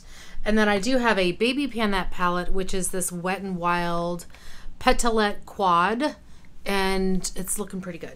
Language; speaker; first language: English; native; English